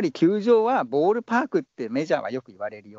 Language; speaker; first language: Japanese; native; Japanese